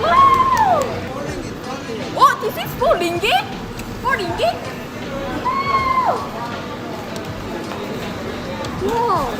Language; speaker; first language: English; non-native, learner; Japanese